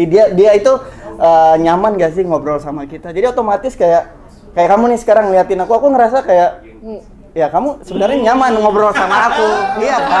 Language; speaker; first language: Indonesian; native; Indonesian